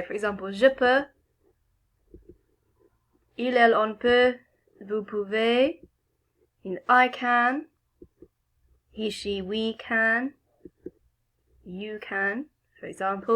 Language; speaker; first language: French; non-native, fluent; English